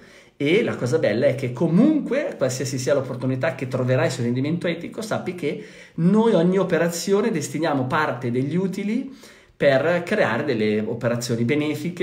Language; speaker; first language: Italian; native; Italian